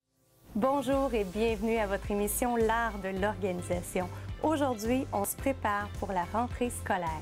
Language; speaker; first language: French; native; French